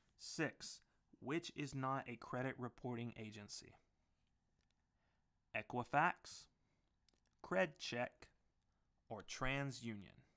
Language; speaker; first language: English; native; English